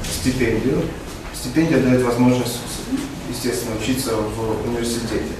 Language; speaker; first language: Russian; native; Russian